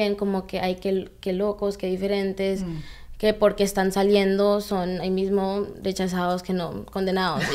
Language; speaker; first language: Spanish; early bilingual, heritage; Spanish